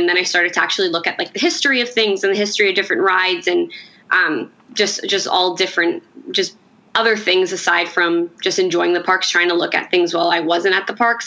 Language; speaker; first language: English; native; English